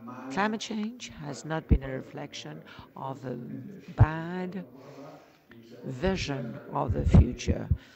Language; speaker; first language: English; non-native, fluent; Spanish